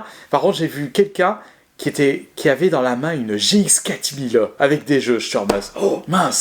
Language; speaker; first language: French; native; French